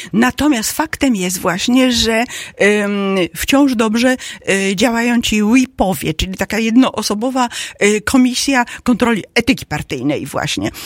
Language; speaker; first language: Polish; native; Polish